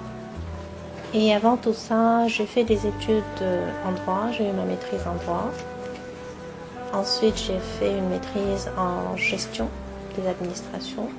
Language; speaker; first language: French; non-native, local second language; Arabic